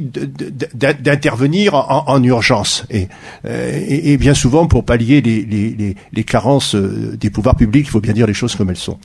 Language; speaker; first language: French; native; French